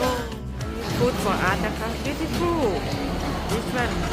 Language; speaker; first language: English; non-native, learner; Thai